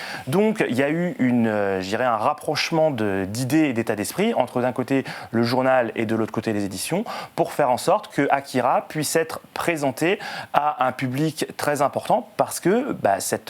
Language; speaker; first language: French; native; French